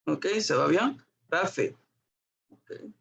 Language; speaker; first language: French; non-native, fluent; Spanish